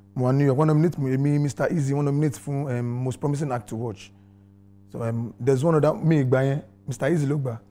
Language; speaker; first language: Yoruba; non-native, local second language; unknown